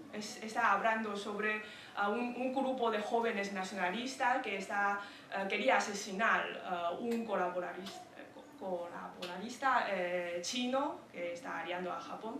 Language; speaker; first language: Spanish; non-native, fluent; Chinese